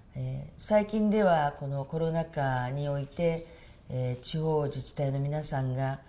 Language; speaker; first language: Japanese; native; Japanese